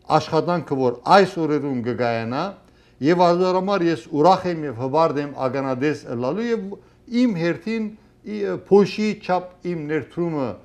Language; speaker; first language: Armenian; early bilingual, heritage; Armenian